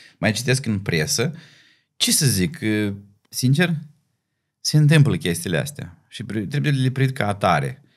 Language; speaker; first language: Romanian; native; Romanian